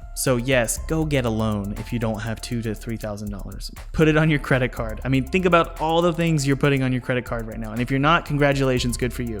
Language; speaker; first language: English; native; English